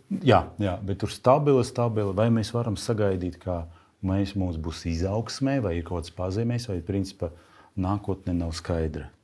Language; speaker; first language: Latvian; non-native, local second language; Russian